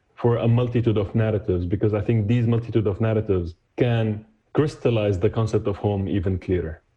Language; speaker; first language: English; non-native, fluent; Arabic